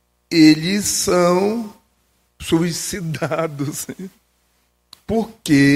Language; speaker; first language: Portuguese; native; Portuguese